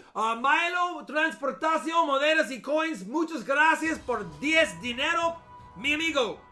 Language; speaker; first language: Spanish; non-native, learner; English